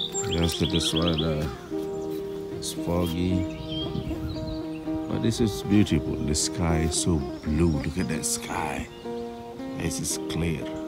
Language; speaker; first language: English; non-native, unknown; Indonesian